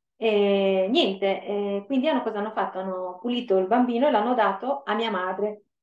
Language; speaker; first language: Italian; native; Italian